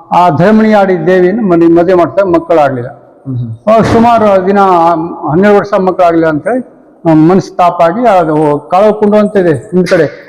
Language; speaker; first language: Kannada; non-native, local second language; Lambadi